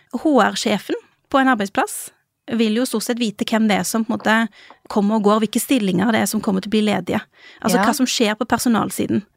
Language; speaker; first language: Norwegian; early bilingual, other home language; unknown